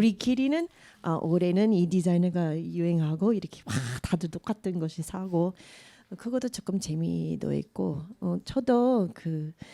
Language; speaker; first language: Korean; non-native, fluent; English